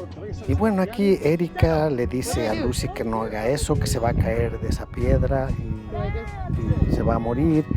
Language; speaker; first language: Spanish; native; Spanish